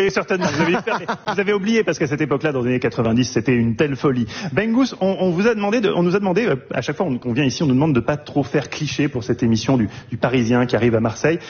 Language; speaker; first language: French; native; French